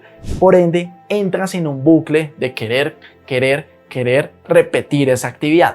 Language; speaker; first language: Spanish; native; Spanish